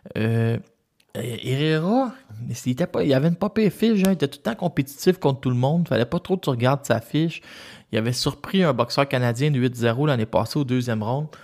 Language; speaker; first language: French; native; French